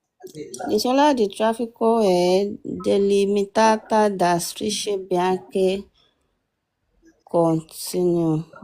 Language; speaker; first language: Italian; non-native, learner; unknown